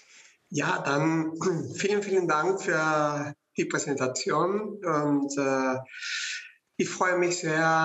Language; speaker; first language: German; non-native, fluent; Spanish